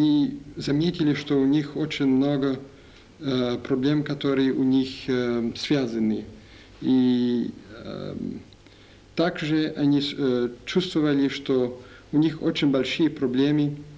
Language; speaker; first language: Russian; non-native, learner; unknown